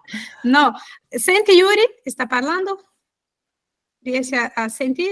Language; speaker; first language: Italian; non-native, fluent; Portuguese